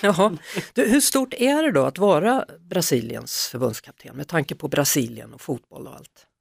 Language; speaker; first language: Swedish; native; Swedish